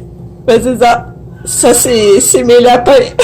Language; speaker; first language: French; native; French